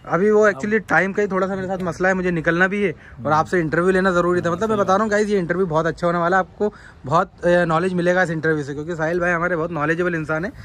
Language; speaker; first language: Hindi; native; Hindi